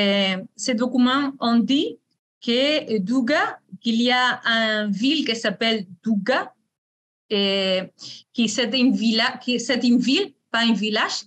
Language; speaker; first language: French; non-native, fluent; Spanish